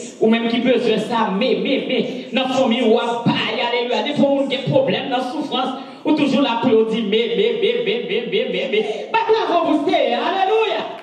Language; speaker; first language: French; non-native, local second language; Haitian Creole